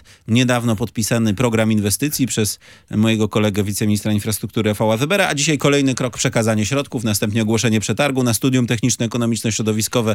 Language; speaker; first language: Polish; native; Polish